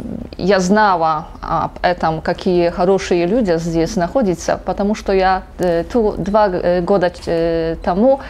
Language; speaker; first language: Russian; non-native, learner; Polish